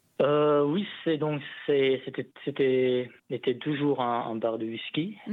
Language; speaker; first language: French; non-native, local second language; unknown